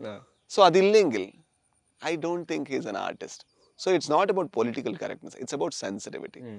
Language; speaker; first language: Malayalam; non-native, learner; Kannada